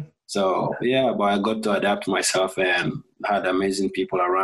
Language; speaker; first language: English; non-native, fluent; French